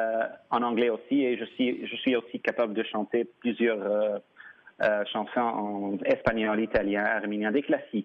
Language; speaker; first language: French; non-native, fluent; Arabic